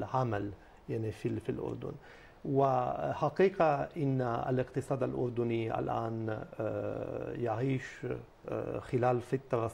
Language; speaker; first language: Arabic; non-native, fluent; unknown